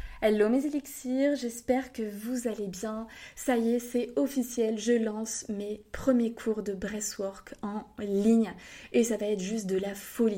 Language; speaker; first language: French; native; French